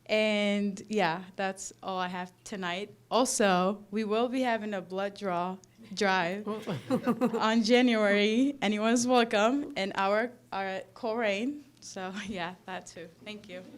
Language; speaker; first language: English; non-native, fluent; Arabic